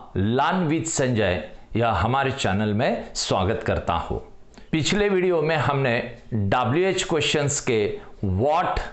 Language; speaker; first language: Hindi; non-native, local second language; Marathi